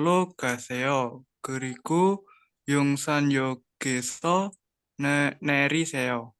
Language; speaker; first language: Korean; non-native, learner; Indonesian